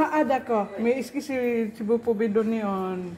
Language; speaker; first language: French; non-native, learner; Filipino